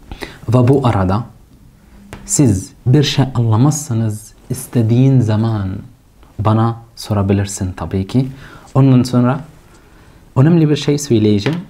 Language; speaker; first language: Turkish; non-native, fluent; Arabic